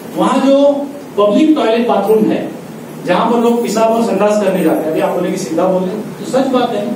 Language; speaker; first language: Hindi; non-native, local second language; Marathi